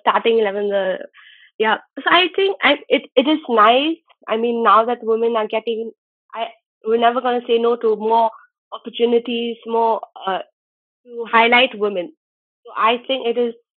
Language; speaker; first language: English; non-native, local second language; Khasi